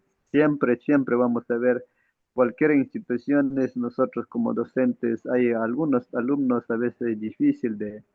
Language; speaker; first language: Spanish; non-native, local second language; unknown